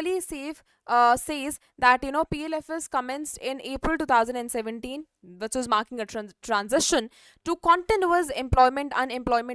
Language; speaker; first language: English; non-native, local second language; Hindi